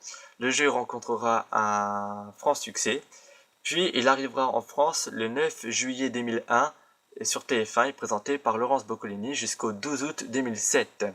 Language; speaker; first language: French; native; French